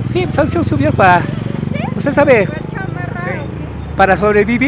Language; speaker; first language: Spanish; native; Spanish